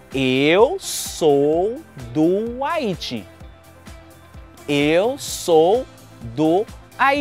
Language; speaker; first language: Portuguese; non-native, fluent; Haitian Creole